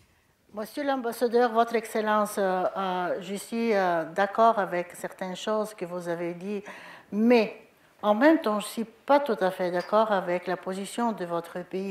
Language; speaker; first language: French; non-native, fluent; Bulgarian